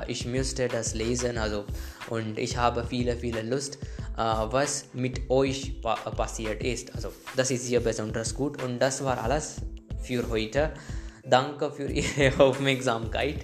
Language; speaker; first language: German; non-native, learner; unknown